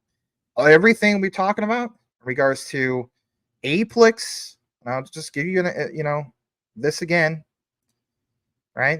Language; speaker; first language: English; native; English